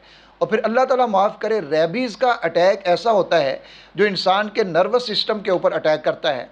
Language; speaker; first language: Urdu; native; Urdu